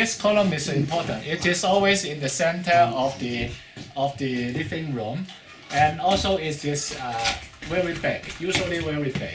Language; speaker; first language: English; non-native, fluent; Chinese